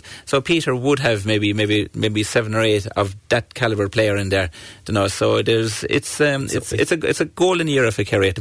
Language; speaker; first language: English; native; English